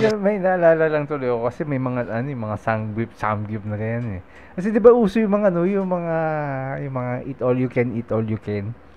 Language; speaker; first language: Filipino; native; Filipino